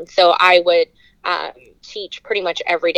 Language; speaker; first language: English; native; English